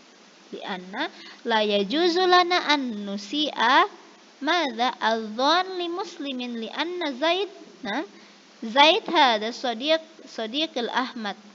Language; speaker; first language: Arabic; non-native, fluent; Indonesian